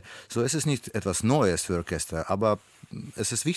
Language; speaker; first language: German; non-native, learner; Russian